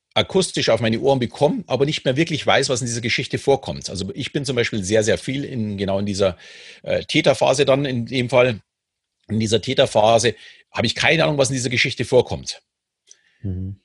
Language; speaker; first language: German; native; German